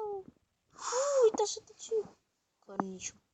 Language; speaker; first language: French; native; French